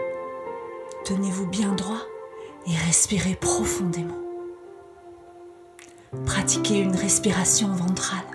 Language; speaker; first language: French; native; French